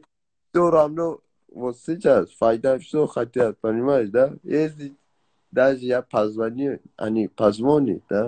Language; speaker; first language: Russian; non-native, learner; Persian